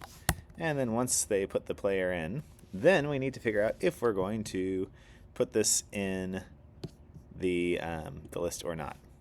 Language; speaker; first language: English; native; English